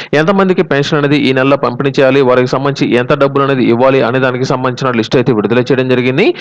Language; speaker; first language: Telugu; native; Telugu